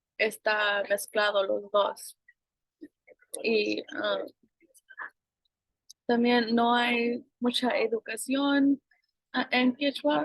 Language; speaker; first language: Spanish; non-native, fluent; English